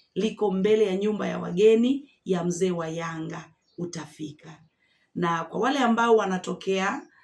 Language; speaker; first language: Swahili; native; Swahili